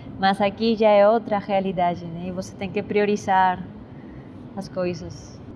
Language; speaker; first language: Portuguese; non-native, fluent; Spanish